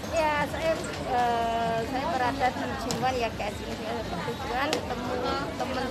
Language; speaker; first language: Indonesian; non-native, local second language; Javanese